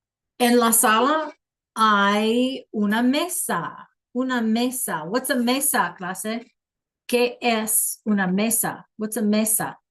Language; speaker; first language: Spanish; non-native, fluent; English